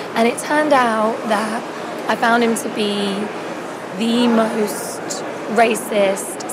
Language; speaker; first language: English; native; English